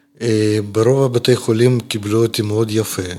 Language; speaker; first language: Hebrew; non-native, fluent; Russian